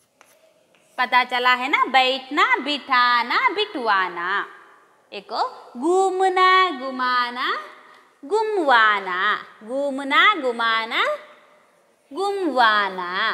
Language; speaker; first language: Hindi; non-native, local second language; Kannada